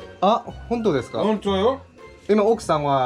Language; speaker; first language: Japanese; non-native, learner; Korean